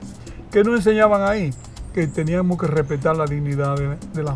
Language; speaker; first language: Spanish; native; Spanish